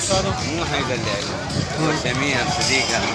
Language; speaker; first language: Arabic; non-native, learner; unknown